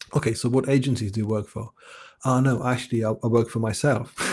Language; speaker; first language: English; non-native, fluent; Czech